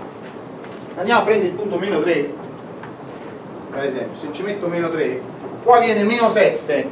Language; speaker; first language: Italian; native; Italian